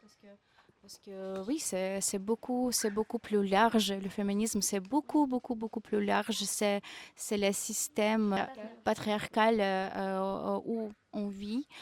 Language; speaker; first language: French; non-native, fluent; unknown